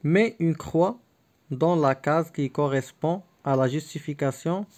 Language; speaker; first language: French; non-native, local second language; Arabic